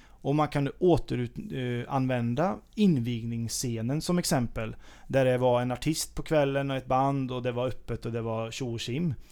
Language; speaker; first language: Swedish; native; Swedish